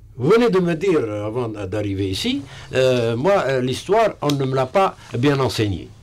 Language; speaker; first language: French; non-native, local second language; Arabic